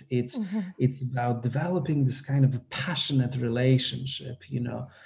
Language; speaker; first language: English; non-native, fluent; Polish